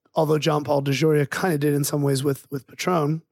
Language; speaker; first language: English; native; English